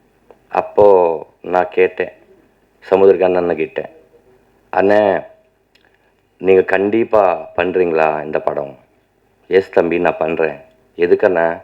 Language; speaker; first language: Tamil; non-native, learner; Telugu